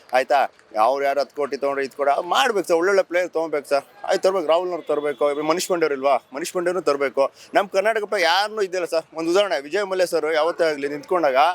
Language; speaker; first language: Kannada; native; Kannada